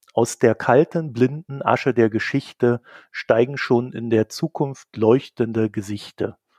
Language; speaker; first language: German; native; German